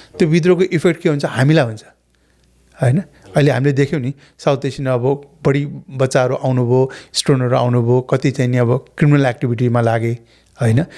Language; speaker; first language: Nepali; native; Nepali